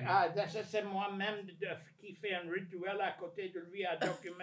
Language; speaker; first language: French; non-native, fluent; English